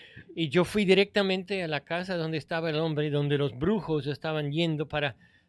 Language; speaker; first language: Spanish; non-native, fluent; English